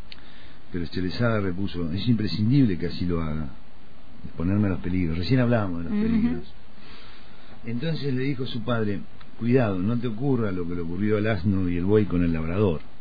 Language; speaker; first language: Spanish; native; Spanish